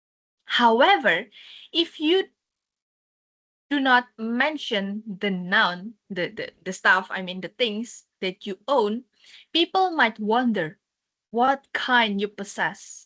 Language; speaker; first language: English; non-native, fluent; Indonesian